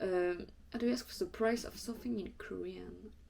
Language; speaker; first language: English; non-native, learner; French